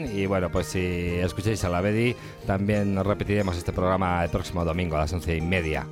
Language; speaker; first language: Spanish; native; Spanish